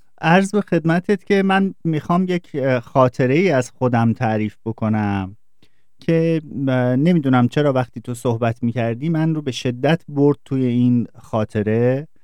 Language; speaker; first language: Persian; native; Persian